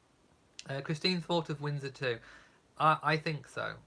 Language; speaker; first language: English; native; English